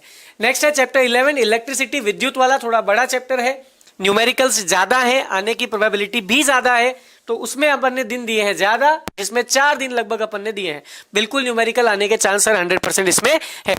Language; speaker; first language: Hindi; native; Hindi